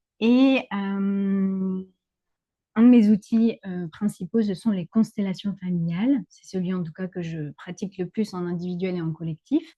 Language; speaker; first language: French; native; French